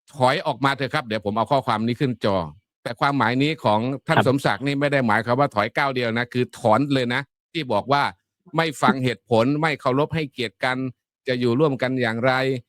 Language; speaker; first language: Thai; native; Thai